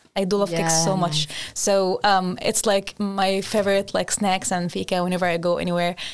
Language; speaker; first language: English; non-native, fluent; Arabic